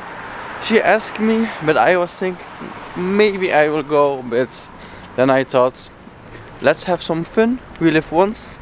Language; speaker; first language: English; non-native, fluent; Dutch